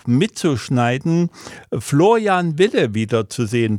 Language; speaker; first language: German; native; German